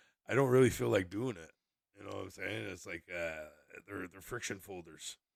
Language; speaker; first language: English; native; English